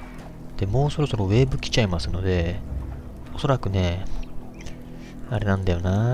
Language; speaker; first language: Japanese; native; Japanese